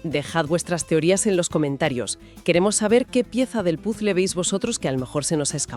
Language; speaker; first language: Spanish; native; Spanish